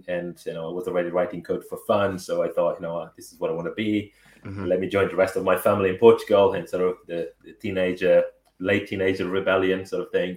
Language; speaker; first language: English; non-native, fluent; Portuguese